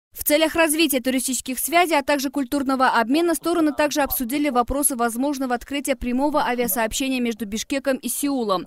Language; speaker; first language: Russian; non-native, local second language; Kyrgyz